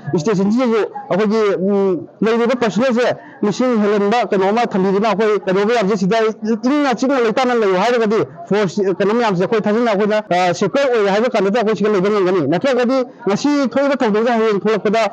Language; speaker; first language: Manipuri; native; Manipuri